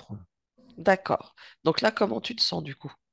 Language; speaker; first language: French; native; French